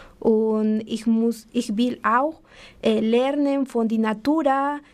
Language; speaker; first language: German; non-native, learner; Spanish